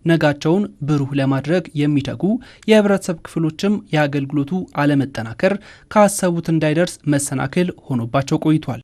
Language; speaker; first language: Amharic; native; Amharic